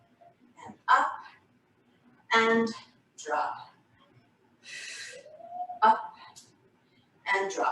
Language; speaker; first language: English; native; English